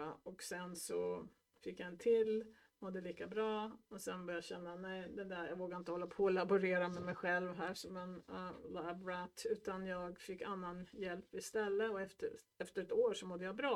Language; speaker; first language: Swedish; native; Swedish